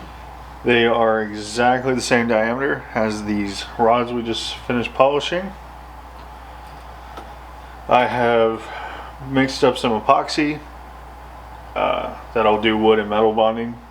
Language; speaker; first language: English; native; English